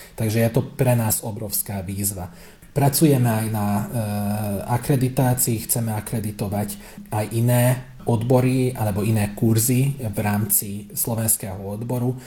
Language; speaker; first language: Slovak; early bilingual, heritage; Slovak